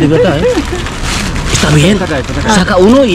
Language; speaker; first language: Spanish; non-native, learner; Filipino